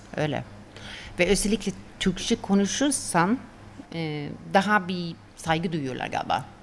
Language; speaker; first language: Turkish; non-native, fluent; Swedish